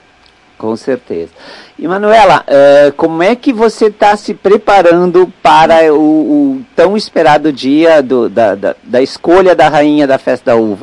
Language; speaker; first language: Portuguese; native; Portuguese